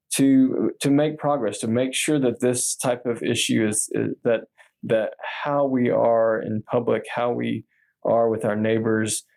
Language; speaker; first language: English; native; English